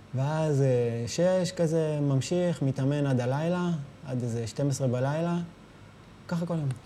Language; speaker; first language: Hebrew; native; Hebrew